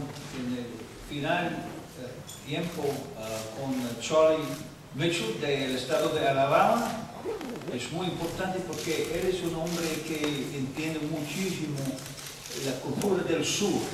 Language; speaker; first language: Spanish; non-native, learner; English